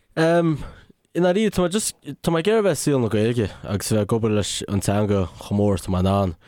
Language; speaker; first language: Irish; native; Irish